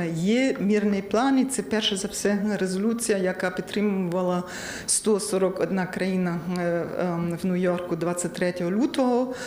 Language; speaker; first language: Ukrainian; non-native, learner; German